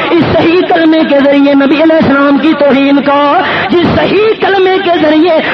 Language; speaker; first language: Urdu; non-native, local second language; Pashto